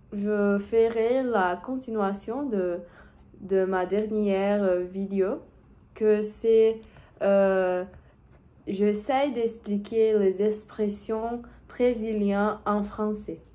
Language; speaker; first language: French; non-native, learner; Portuguese